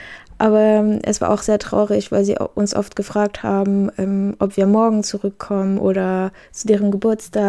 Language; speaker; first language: German; non-native, fluent; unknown